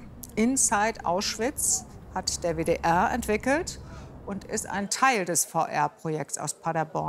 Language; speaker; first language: German; native; German